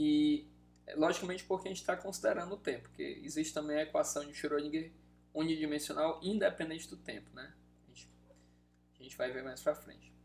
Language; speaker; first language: Portuguese; native; Portuguese